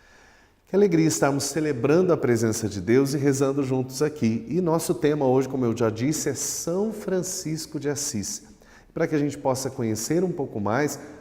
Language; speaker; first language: Portuguese; native; Portuguese